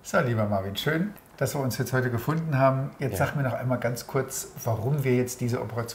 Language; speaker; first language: German; native; German